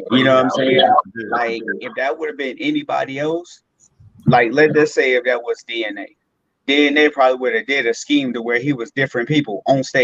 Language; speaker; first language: English; native; English